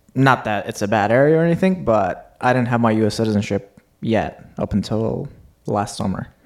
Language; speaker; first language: English; early bilingual, other home language; Uzbek